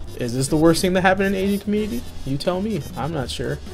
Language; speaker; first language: English; native; English